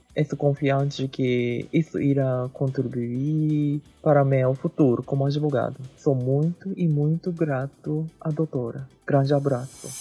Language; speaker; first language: Portuguese; early bilingual, heritage; Japanese